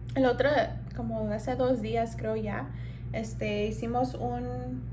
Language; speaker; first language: Spanish; early bilingual, heritage; Spanish